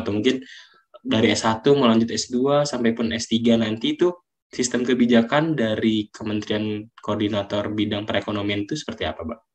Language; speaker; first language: Indonesian; native; Indonesian